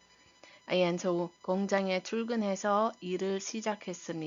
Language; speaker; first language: Korean; non-native, fluent; Iloko